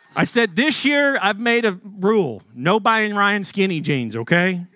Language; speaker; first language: English; native; English